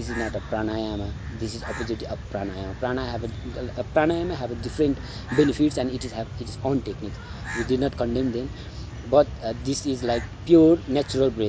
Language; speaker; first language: English; non-native, local second language; Nepali